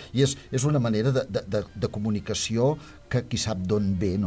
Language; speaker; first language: Catalan; native; Catalan